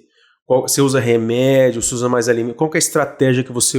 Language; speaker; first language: Portuguese; native; Portuguese